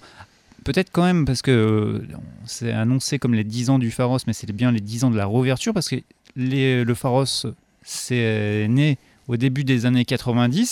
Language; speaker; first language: French; native; French